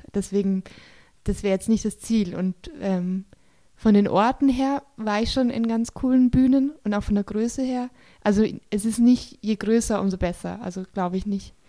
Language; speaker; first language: German; native; German